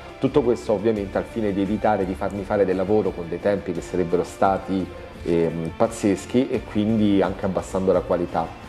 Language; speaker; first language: Italian; native; Italian